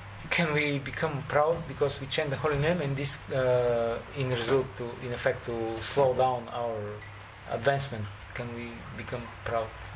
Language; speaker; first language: English; non-native, fluent; Bulgarian